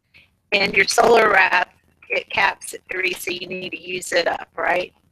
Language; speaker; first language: English; native; English